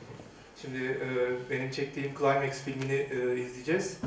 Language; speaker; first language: Turkish; native; Turkish